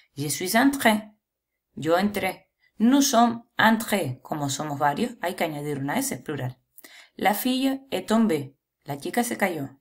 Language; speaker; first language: French; non-native, fluent; Spanish